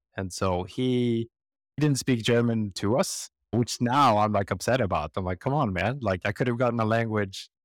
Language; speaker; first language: English; non-native, fluent; Swedish